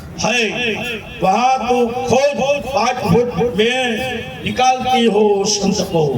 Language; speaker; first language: Hindi; non-native, local second language; Gujarati